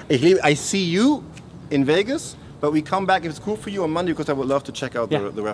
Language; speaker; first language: English; non-native, fluent; German